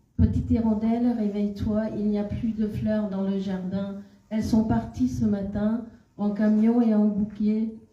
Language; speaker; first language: French; non-native, fluent; Khmer